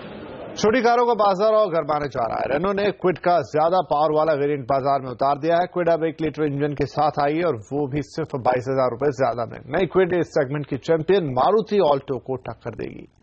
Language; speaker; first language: Hindi; native; Hindi